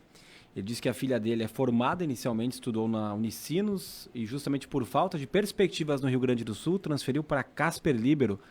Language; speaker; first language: Portuguese; native; Portuguese